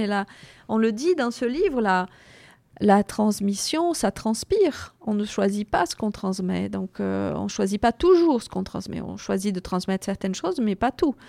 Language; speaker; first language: French; non-native, fluent; Portuguese